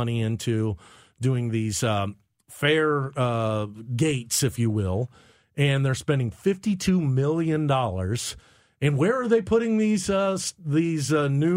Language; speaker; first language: English; native; English